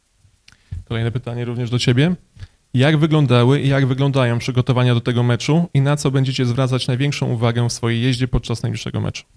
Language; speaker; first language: Polish; native; Polish